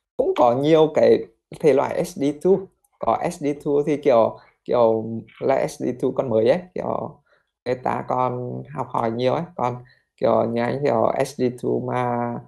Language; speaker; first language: Vietnamese; native; Vietnamese